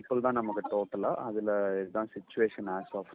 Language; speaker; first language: Tamil; native; Tamil